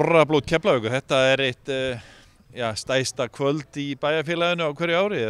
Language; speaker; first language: Icelandic; native; Icelandic